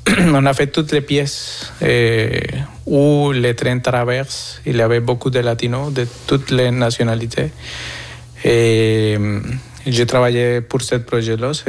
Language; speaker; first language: French; non-native, fluent; Spanish